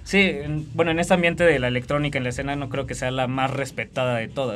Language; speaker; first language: Spanish; native; Spanish